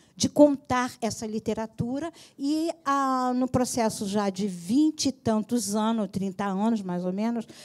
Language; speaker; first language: Portuguese; native; Portuguese